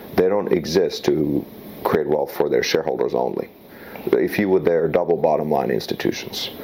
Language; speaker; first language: English; early bilingual, other home language; Slovak